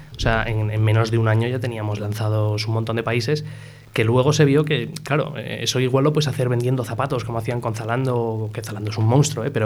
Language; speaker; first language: Spanish; native; Spanish